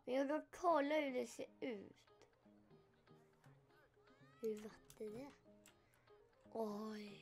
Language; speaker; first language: Swedish; native; Swedish